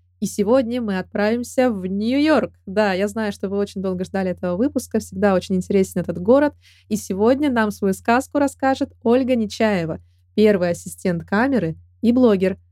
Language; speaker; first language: Russian; native; Russian